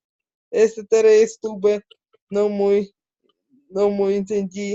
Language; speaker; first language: Spanish; non-native, learner; Ukrainian